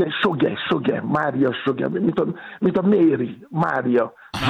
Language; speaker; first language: Hungarian; non-native, fluent; Yoruba